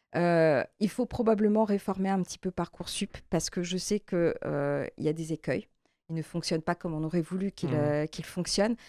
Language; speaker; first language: French; native; French